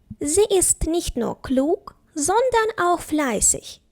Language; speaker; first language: German; non-native, fluent; Ukrainian